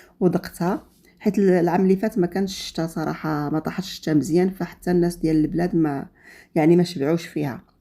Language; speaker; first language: Arabic; native; Arabic